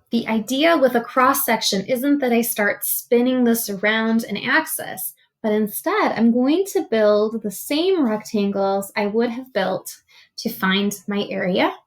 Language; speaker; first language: English; native; English